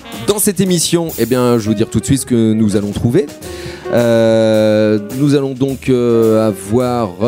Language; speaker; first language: French; native; French